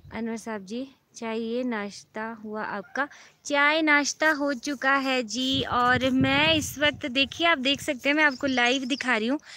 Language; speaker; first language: Hindi; native; Hindi